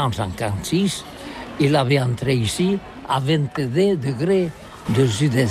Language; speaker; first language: French; non-native, learner; Catalan